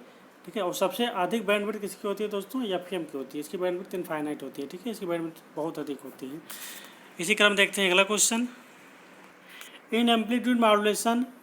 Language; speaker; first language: Hindi; native; Hindi